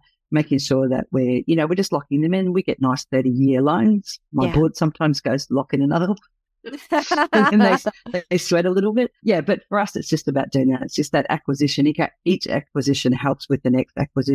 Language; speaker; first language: English; native; English